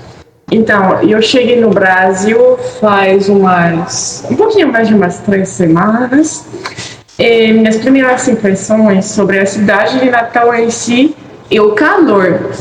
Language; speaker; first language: Portuguese; non-native, fluent; French